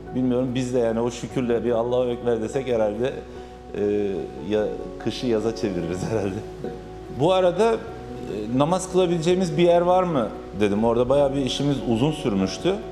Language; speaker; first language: Turkish; native; Turkish